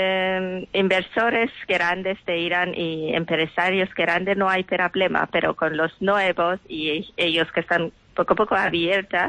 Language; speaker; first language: Spanish; non-native, learner; Persian